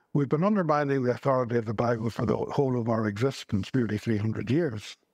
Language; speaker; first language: English; native; English